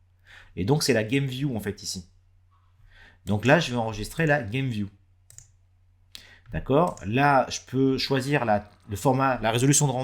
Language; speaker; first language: French; native; French